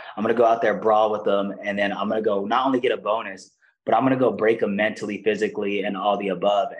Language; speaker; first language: English; non-native, fluent; Portuguese